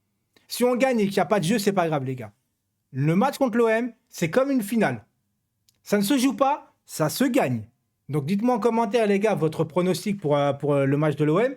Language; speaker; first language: French; native; French